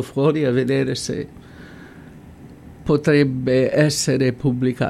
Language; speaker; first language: Italian; native; Italian